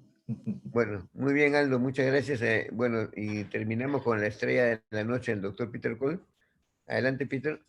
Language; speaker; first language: Spanish; native; Spanish